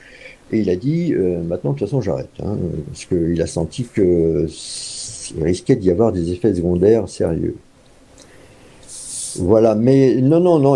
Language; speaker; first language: French; native; French